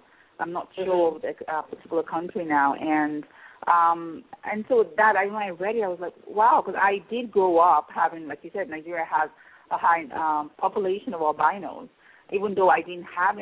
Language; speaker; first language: English; non-native, local second language; Yoruba